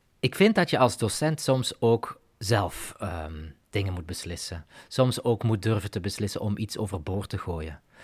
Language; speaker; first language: Dutch; native; Dutch